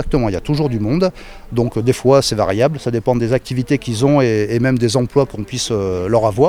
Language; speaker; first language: French; native; French